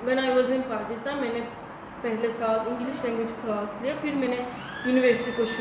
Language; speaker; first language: Hindi; non-native, learner; Turkish